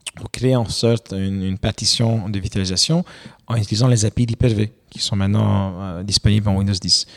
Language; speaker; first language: French; non-native, fluent; Romanian